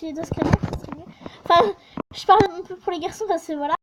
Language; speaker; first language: French; native; French